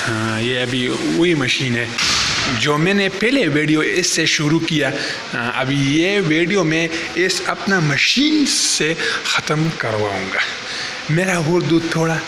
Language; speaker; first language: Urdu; non-native, local second language; Pashto